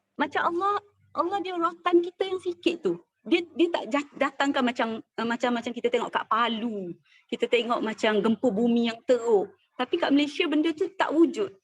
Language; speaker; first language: Malay; native; Malay